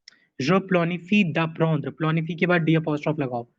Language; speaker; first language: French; non-native, fluent; Hindi